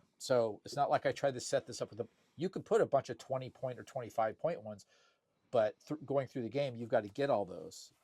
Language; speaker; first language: English; native; English